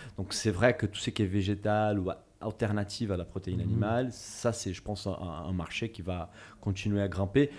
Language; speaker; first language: French; non-native, fluent; Portuguese